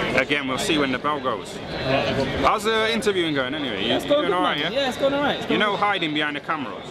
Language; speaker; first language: English; native; English